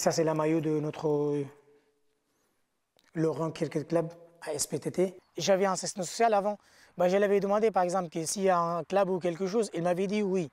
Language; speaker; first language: French; non-native, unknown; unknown